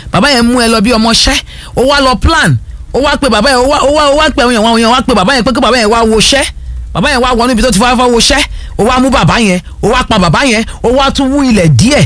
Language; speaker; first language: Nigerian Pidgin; non-native, local second language; Yoruba